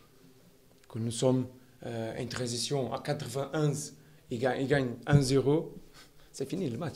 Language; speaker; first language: French; non-native, learner; Portuguese